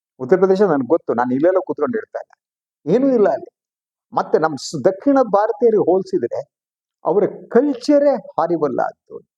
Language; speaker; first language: Kannada; native; Kannada